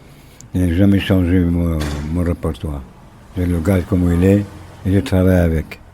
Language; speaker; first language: French; non-native, local second language; Arabic